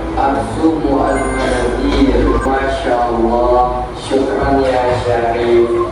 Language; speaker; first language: Arabic; non-native, learner; Indonesian